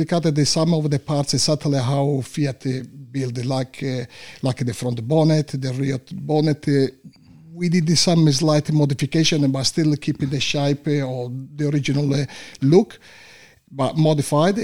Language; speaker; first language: English; non-native, learner; Italian